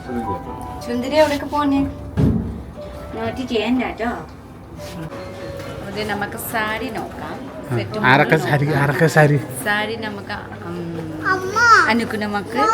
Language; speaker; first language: Malayalam; non-native, learner; Nepali